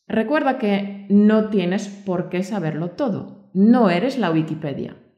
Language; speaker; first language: Spanish; native; Spanish